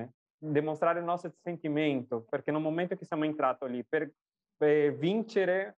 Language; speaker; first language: Italian; non-native, fluent; Portuguese